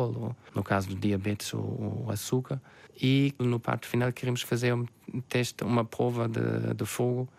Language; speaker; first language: Portuguese; non-native, fluent; German